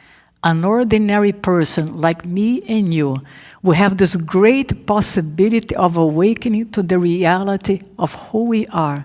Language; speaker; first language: English; non-native, fluent; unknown